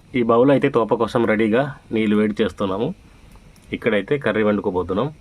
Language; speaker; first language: Telugu; non-native, local second language; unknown